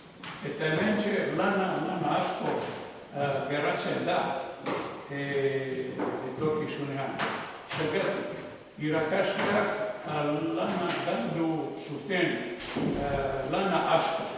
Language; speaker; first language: Basque; non-native, learner; Croatian